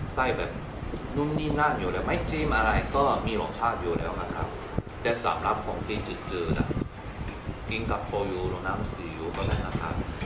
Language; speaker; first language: Thai; non-native, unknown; Korean